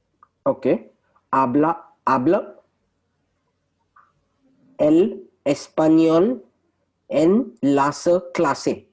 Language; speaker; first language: Spanish; non-native, learner; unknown